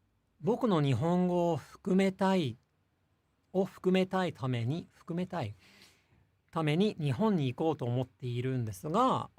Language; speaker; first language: Japanese; non-native, fluent; English